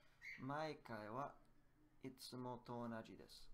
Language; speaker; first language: Japanese; non-native, learner; English